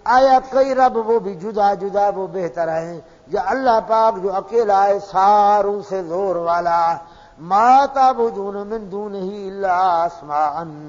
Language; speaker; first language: Urdu; non-native, local second language; Pashto